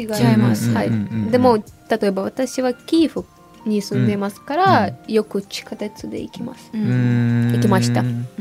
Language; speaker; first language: Japanese; non-native, fluent; Ukrainian